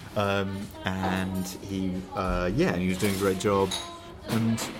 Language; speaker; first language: English; native; English